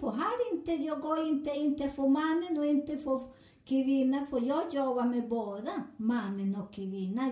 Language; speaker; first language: Swedish; non-native, fluent; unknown